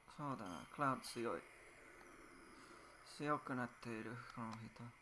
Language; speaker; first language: Japanese; non-native, learner; English